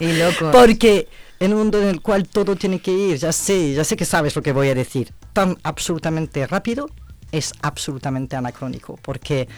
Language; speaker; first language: Spanish; non-native, fluent; French